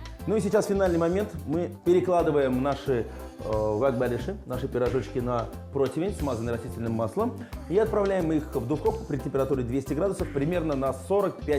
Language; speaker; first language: Russian; native; Russian